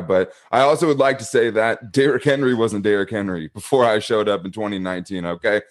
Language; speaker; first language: English; native; English